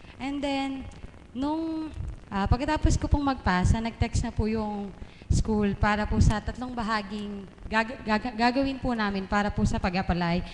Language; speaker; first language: Filipino; native; Filipino